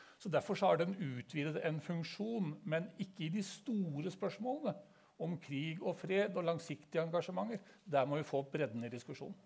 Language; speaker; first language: Norwegian; native; Norwegian